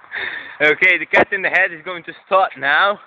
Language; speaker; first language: English; non-native, learner; Dutch